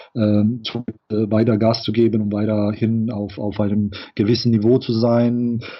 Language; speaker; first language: German; non-native, fluent; Bosnian